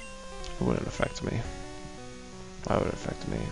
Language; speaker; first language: English; native; English